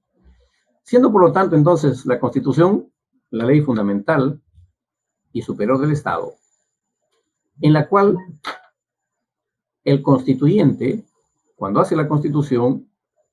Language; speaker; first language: Spanish; native; Spanish